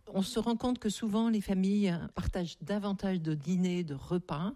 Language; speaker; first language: French; native; French